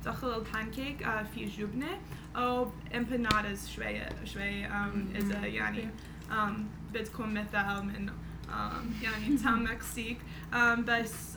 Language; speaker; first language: Arabic; non-native, learner; English